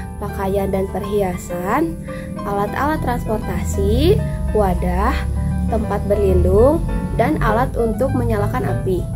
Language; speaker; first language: Indonesian; native; Indonesian